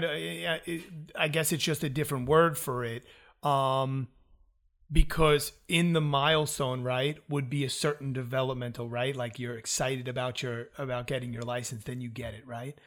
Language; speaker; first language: English; native; English